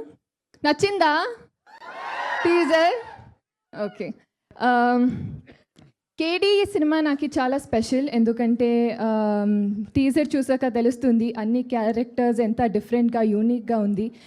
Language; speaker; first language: Telugu; non-native, learner; Kannada